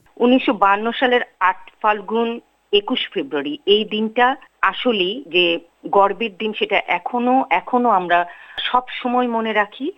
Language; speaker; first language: Bangla; native; Bangla